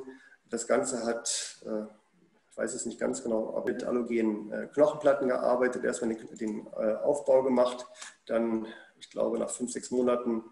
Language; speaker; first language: German; native; German